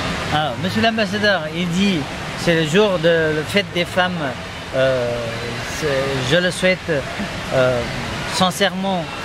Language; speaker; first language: French; non-native, fluent; Nepali